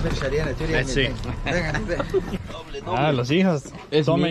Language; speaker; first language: Spanish; non-native, learner; Danish